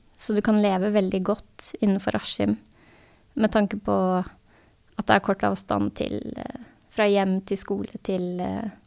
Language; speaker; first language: Norwegian; native; Norwegian